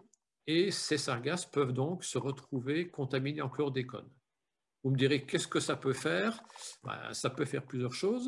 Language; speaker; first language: French; native; French